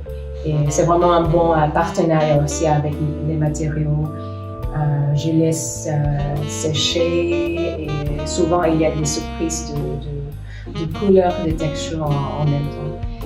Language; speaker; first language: French; non-native, fluent; Filipino